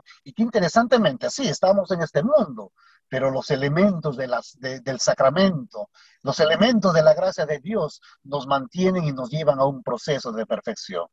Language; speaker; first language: Spanish; native; Spanish